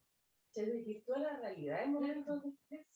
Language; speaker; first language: Spanish; native; Spanish